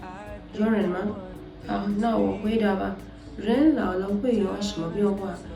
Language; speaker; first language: Chinese; non-native, learner; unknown